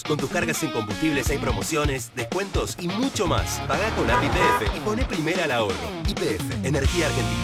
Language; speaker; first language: Spanish; native; Spanish